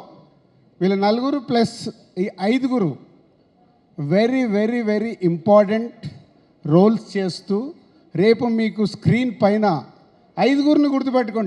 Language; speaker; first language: Telugu; native; Telugu